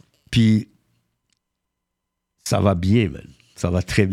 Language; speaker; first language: French; early bilingual, heritage; French